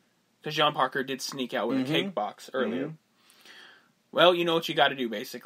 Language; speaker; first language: English; native; English